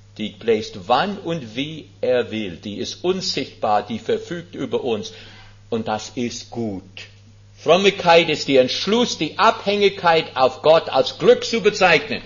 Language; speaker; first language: German; non-native, fluent; English